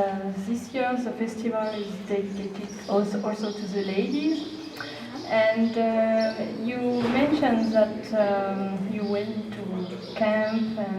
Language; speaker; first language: English; non-native, learner; French